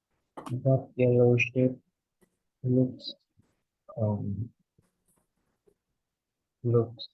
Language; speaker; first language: English; non-native, learner; Vietnamese